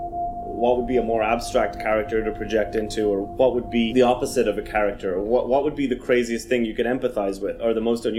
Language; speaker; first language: English; native; English